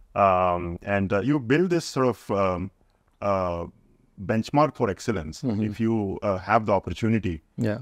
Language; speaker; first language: English; non-native, local second language; Hindi